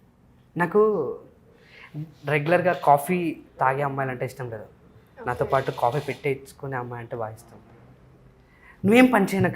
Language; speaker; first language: Telugu; native; Telugu